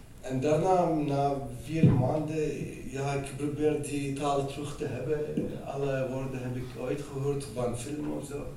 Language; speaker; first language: Dutch; non-native, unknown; Arabic